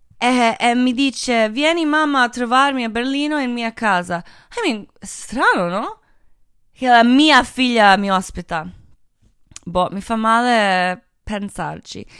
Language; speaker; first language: Italian; early bilingual, heritage; Italian